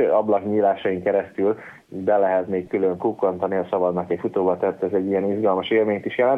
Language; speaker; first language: Hungarian; native; Hungarian